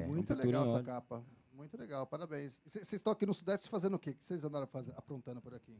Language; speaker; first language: Portuguese; native; Portuguese